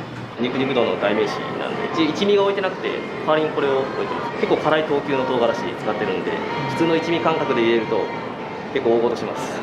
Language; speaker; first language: Japanese; native; Japanese